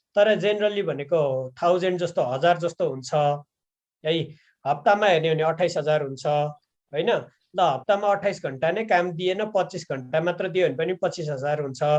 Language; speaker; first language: Nepali; native; Nepali